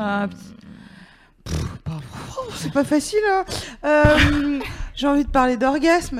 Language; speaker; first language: French; native; French